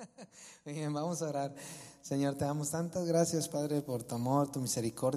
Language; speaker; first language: Spanish; native; Spanish